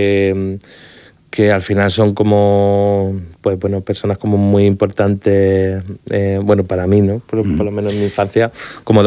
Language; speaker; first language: Spanish; native; Spanish